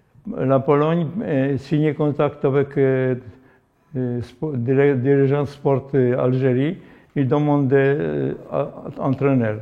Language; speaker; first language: French; non-native, learner; Polish